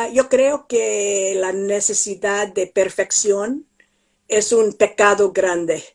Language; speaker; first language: Spanish; non-native, fluent; English